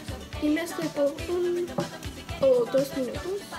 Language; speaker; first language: Spanish; non-native, learner; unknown